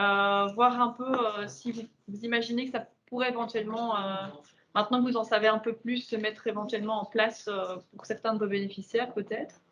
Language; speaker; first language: French; native; French